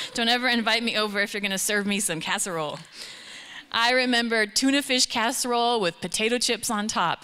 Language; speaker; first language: English; native; English